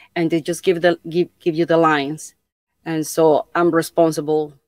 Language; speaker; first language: English; non-native, fluent; Spanish